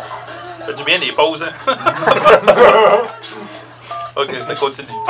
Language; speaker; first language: French; native; French